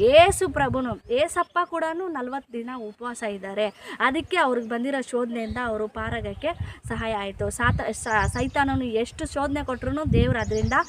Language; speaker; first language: Kannada; non-native, local second language; Telugu